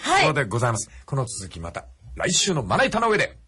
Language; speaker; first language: Japanese; native; Japanese